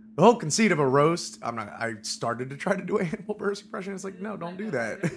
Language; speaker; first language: English; native; English